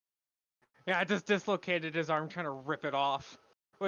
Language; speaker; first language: English; native; English